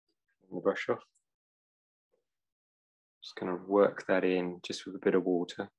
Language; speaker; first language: English; native; English